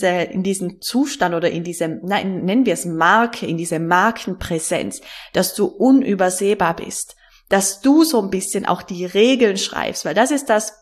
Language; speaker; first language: German; native; German